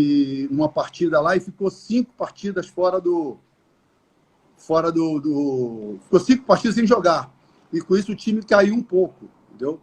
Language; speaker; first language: Portuguese; native; Portuguese